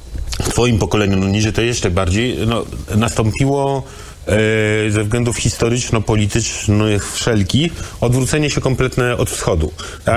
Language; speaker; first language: Polish; native; Polish